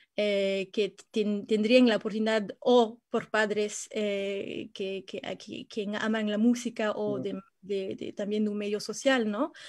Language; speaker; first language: Spanish; non-native, fluent; French